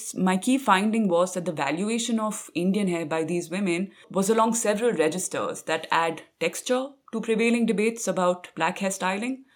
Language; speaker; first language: English; non-native, local second language; Punjabi